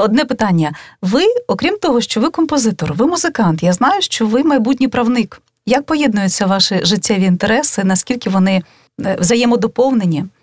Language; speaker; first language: Ukrainian; native; Ukrainian